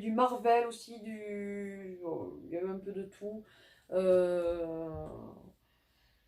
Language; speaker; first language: French; native; French